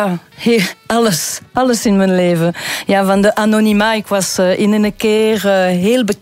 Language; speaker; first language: Dutch; non-native, local second language; French